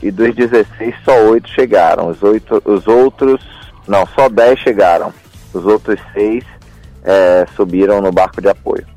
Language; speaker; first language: Portuguese; native; Portuguese